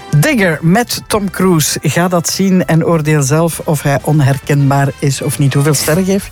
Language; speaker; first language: Dutch; native; Dutch